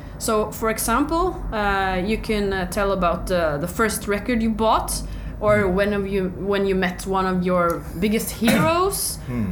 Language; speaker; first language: English; non-native, learner; Norwegian